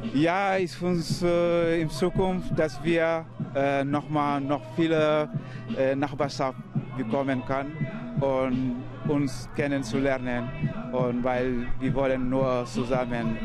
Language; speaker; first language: German; non-native, learner; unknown